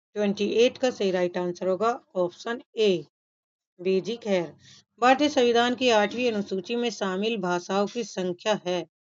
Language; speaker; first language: Hindi; native; Hindi